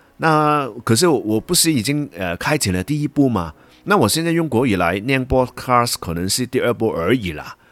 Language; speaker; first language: Chinese; non-native, local second language; Cantonese